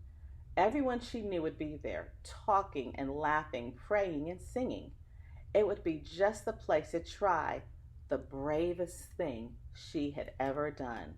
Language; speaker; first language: English; native; English